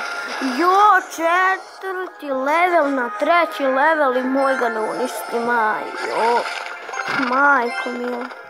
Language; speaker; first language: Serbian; early bilingual, heritage; Serbian